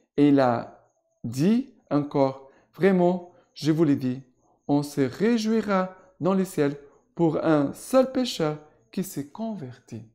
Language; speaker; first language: French; non-native, fluent; Portuguese